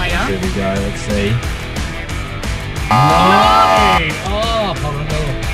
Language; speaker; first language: English; native; English